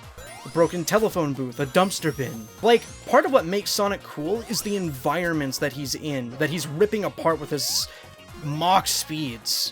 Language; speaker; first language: English; native; English